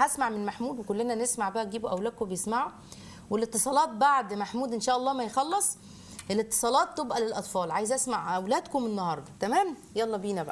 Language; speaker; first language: Arabic; native; Arabic